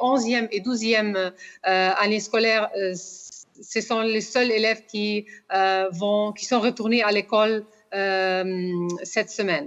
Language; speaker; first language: French; non-native, fluent; Portuguese